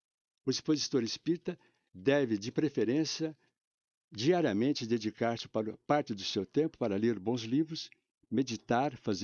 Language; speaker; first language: Portuguese; native; Portuguese